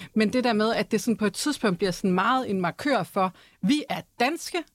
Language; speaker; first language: Danish; native; Danish